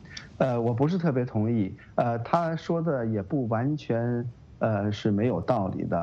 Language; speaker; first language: Chinese; native; Chinese